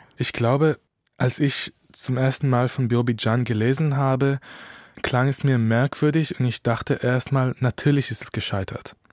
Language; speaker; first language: German; non-native, fluent; Hebrew